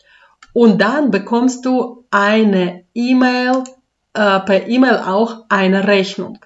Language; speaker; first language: German; non-native, fluent; Russian